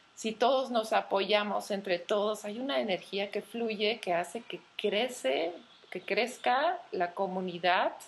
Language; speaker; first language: Spanish; non-native, fluent; Dutch